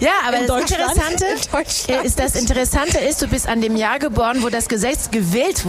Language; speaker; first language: German; non-native, fluent; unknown